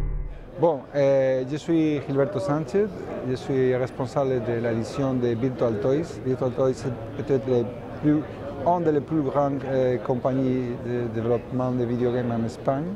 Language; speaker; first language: French; non-native, fluent; Spanish